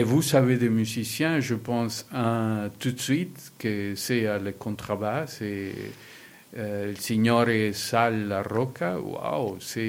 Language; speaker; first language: French; non-native, learner; Spanish